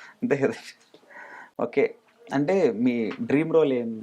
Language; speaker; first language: Telugu; native; Telugu